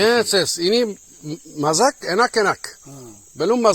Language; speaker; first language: Indonesian; non-native, learner; German